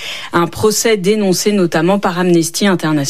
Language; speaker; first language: French; native; French